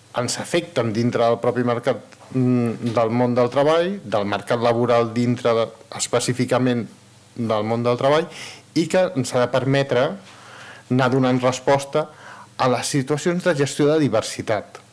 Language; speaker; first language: Catalan; early bilingual, other home language; Arabic